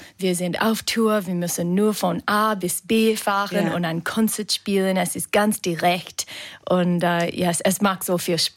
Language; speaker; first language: German; non-native, learner; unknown